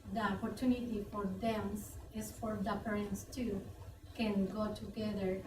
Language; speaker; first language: English; non-native, learner; Spanish